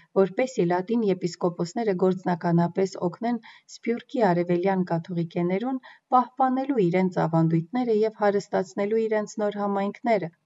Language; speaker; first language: Armenian; early bilingual, heritage; Armenian